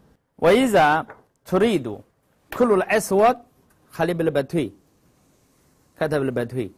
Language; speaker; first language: Arabic; non-native, learner; Chinese